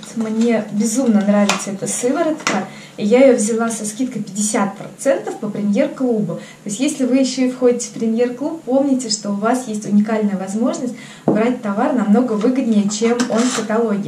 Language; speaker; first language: Russian; native; Russian